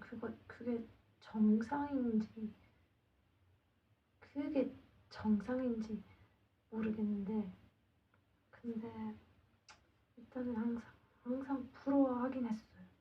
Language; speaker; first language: Korean; non-native, learner; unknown